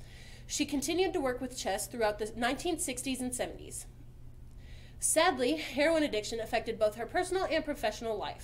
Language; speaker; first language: English; native; English